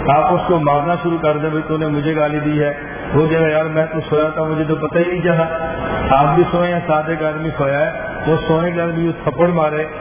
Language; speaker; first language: Urdu; native; Urdu